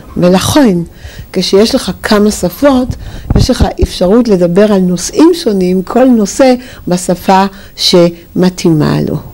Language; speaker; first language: Hebrew; native; Hebrew